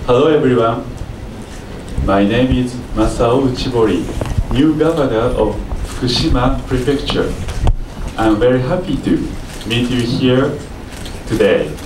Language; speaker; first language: English; non-native, learner; Japanese